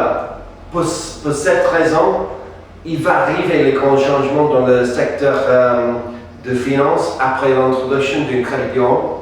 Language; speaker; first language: French; non-native, fluent; English